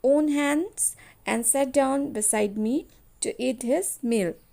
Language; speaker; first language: English; non-native, local second language; Assamese